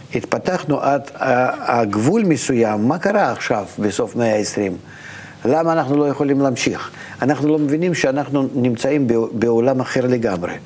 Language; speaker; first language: Hebrew; non-native, fluent; Russian